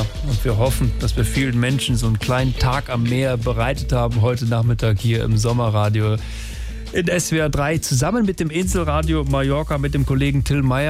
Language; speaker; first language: German; native; German